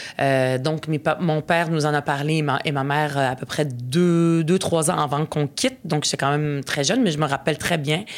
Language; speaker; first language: French; early bilingual, other home language; Arabic